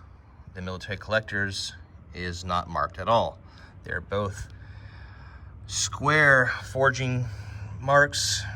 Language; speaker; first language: English; native; English